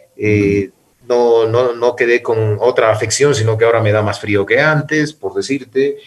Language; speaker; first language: Spanish; native; Spanish